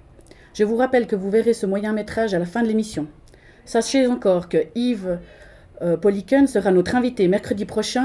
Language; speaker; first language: French; native; French